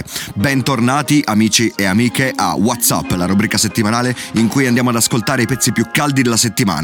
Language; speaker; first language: Italian; native; Italian